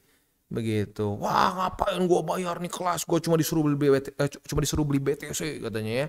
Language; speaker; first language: Indonesian; native; Indonesian